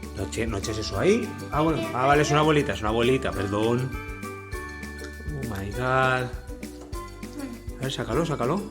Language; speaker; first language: Spanish; native; Spanish